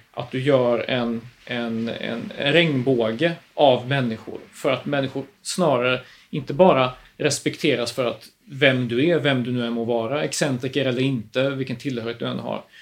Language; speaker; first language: Swedish; native; Swedish